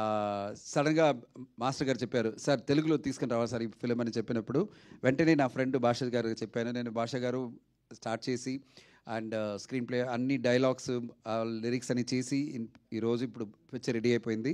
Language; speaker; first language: Telugu; non-native, fluent; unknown